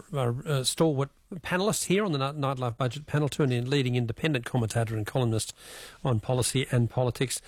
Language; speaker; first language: English; native; English